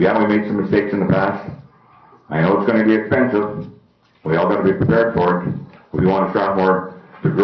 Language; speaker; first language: English; native; English